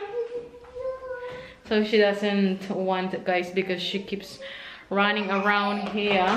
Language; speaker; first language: English; non-native, local second language; Filipino